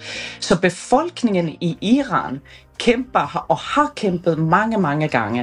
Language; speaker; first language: Danish; early bilingual, other home language; Persian